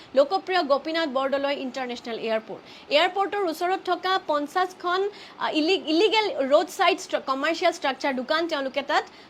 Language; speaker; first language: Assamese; native; Assamese